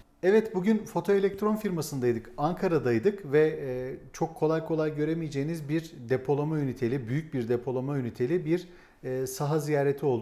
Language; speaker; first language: Turkish; native; Turkish